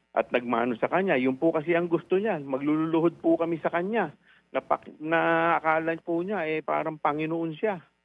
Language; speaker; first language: Filipino; native; Filipino